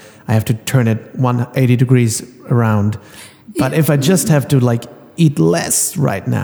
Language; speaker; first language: English; non-native, fluent; German